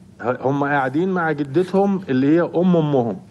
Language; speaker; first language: Arabic; native; Arabic